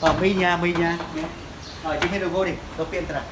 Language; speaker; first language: Polish; non-native, learner; Khmer